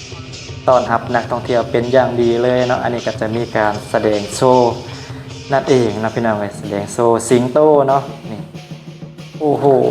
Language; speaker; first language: Thai; non-native, local second language; Northeastern Thai